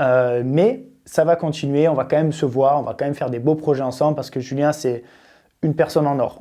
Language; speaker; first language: French; native; French